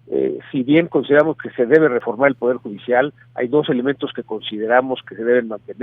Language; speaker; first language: Spanish; native; Spanish